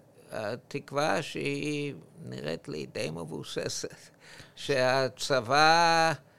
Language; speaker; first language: Hebrew; non-native, fluent; English